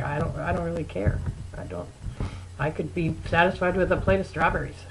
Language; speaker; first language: English; native; English